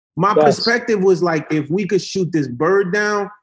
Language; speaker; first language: English; early bilingual, other home language; Haitian Creole